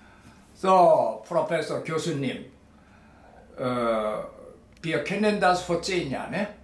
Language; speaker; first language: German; non-native, learner; Korean